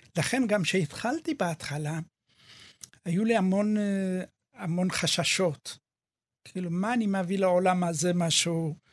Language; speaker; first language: Hebrew; early bilingual, other home language; Amharic